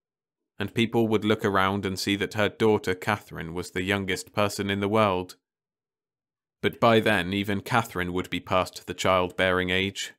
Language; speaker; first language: English; native; English